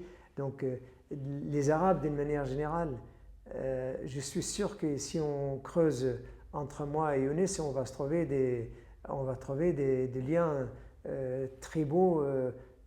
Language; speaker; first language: French; non-native, fluent; Arabic